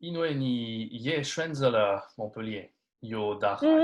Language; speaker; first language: Chinese; non-native, learner; French